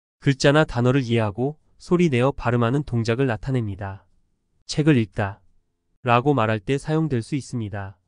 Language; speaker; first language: Korean; native; Korean